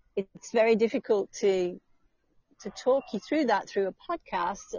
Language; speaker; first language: English; native; English